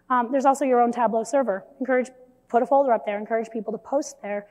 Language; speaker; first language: English; native; English